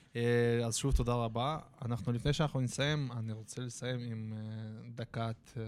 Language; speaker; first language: Hebrew; native; Hebrew